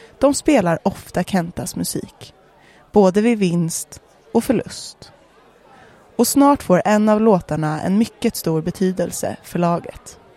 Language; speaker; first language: Swedish; native; Swedish